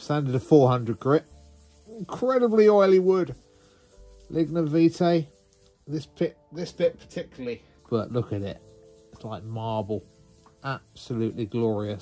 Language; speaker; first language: English; native; English